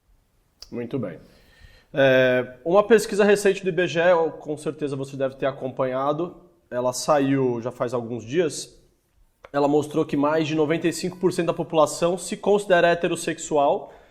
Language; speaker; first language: Portuguese; native; Portuguese